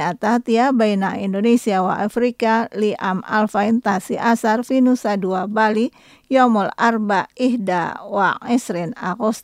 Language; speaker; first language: Arabic; non-native, fluent; Indonesian